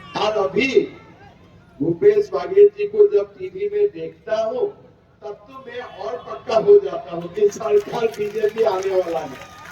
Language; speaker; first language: Hindi; non-native, local second language; Assamese